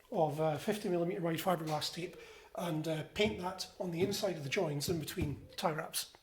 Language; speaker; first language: English; native; English